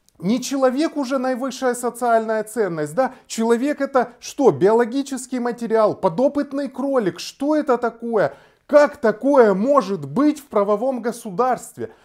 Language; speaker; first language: Russian; native; Russian